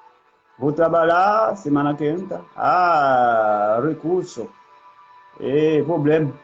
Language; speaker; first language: Portuguese; non-native, learner; Haitian Creole